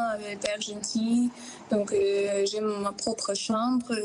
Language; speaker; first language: French; non-native, fluent; Ukrainian